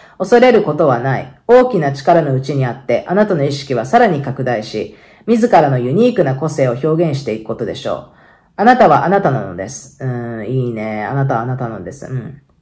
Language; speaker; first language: Japanese; native; Japanese